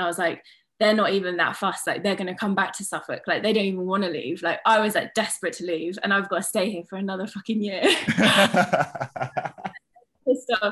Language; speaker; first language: English; native; English